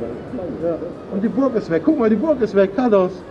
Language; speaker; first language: German; native; German